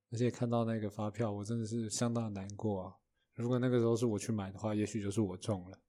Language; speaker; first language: Chinese; native; Chinese